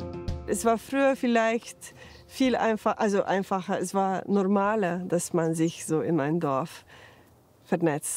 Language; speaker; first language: German; non-native, fluent; Slovenian